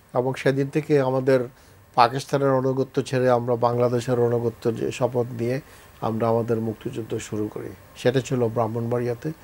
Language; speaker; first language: Bangla; native; Bangla